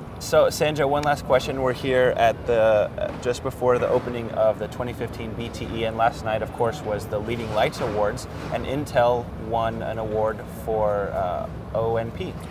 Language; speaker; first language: English; native; English